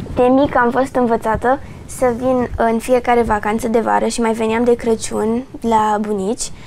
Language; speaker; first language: Romanian; early bilingual, other home language; English